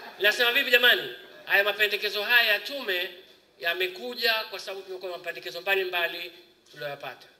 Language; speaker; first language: Swahili; native; Swahili